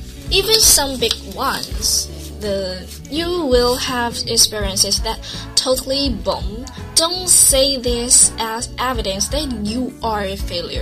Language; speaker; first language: English; non-native, fluent; Chinese